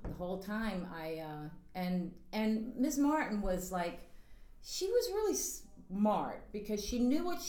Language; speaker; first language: English; native; English